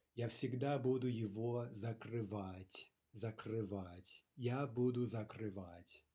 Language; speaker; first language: Russian; non-native, fluent; English